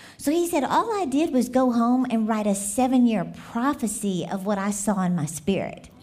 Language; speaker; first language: English; native; English